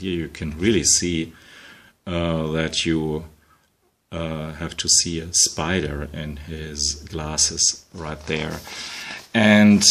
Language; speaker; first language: English; non-native, fluent; German